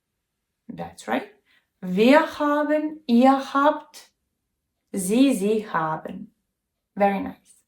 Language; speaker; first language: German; non-native, fluent; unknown